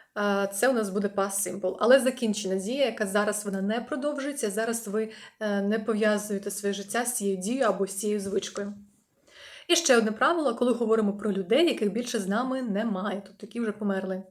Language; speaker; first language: Ukrainian; non-native, local second language; Russian